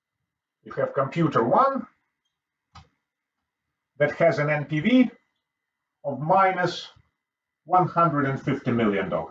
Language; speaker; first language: English; non-native, fluent; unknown